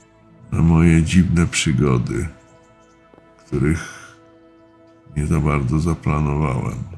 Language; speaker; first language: Polish; native; Polish